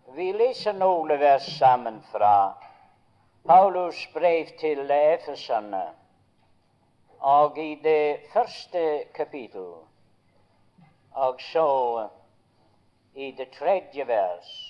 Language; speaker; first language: Norwegian; early bilingual, heritage; Norwegian